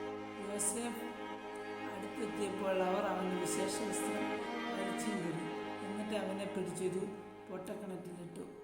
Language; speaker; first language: Malayalam; native; Malayalam